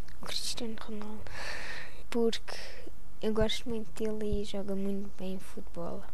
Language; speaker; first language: Portuguese; early bilingual, heritage; Portuguese